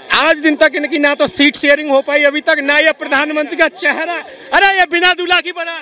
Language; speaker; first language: Hindi; native; Hindi